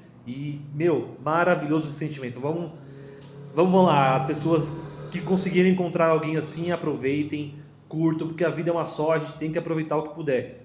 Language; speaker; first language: Portuguese; native; Portuguese